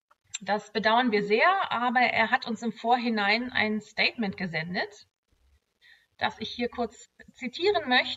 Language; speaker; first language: German; native; German